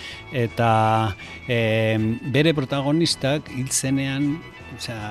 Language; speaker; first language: Basque; non-native, local second language; Spanish